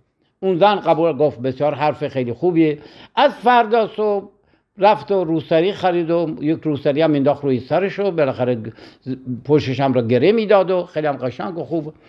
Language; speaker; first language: Persian; native; Persian